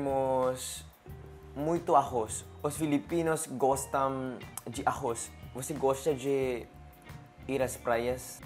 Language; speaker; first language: Portuguese; non-native, learner; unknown